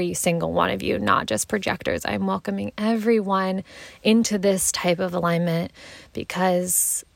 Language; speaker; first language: English; native; English